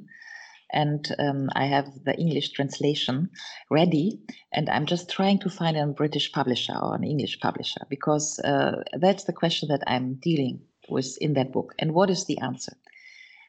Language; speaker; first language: English; non-native, fluent; German